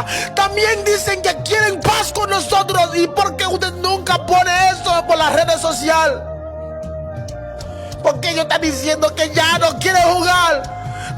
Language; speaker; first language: Spanish; non-native, fluent; Haitian Creole